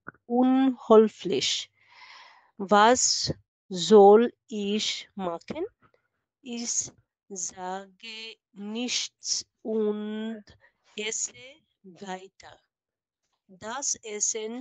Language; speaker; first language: German; non-native, learner; Bangla